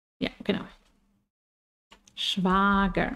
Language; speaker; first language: German; non-native, fluent; Spanish